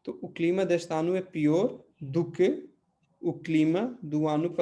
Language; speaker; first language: Portuguese; non-native, fluent; Hindi